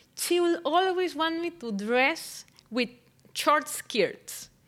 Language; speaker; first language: English; non-native, fluent; Spanish